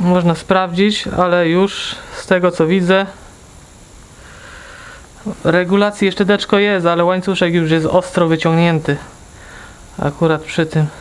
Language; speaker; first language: Polish; native; Polish